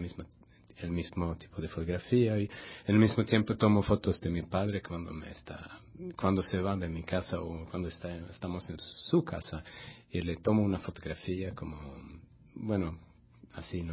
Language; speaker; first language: Spanish; non-native, fluent; Swedish